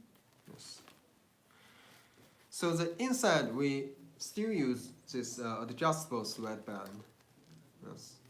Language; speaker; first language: English; non-native, learner; Chinese